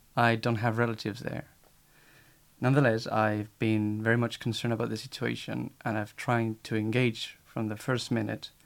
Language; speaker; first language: English; non-native, fluent; Spanish